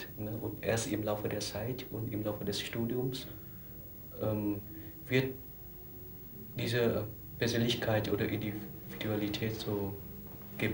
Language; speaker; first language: German; non-native, fluent; Vietnamese